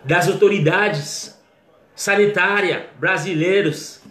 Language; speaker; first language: Portuguese; non-native, learner; Haitian Creole